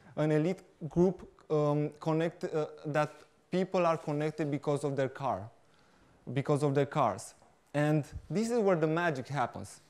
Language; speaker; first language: English; non-native, fluent; Romanian